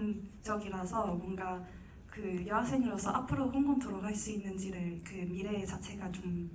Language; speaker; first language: Korean; non-native, fluent; Cantonese